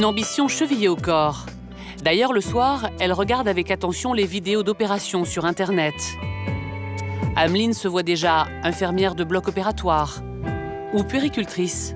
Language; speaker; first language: French; native; French